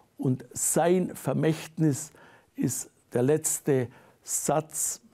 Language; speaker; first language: German; native; German